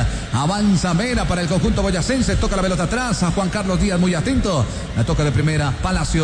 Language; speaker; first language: Spanish; native; Spanish